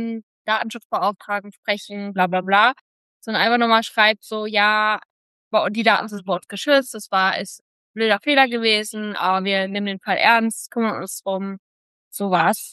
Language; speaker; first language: German; native; German